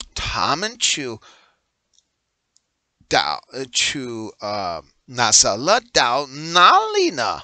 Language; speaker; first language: Chinese; non-native, learner; English